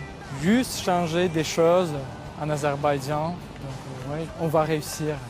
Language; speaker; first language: French; non-native, fluent; Azerbaijani